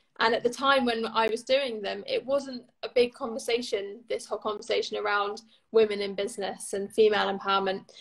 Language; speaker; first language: English; native; English